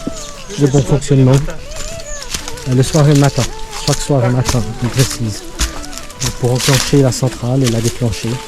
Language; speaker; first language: French; native; French